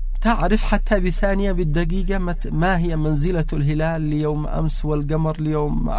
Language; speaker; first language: Arabic; native; Arabic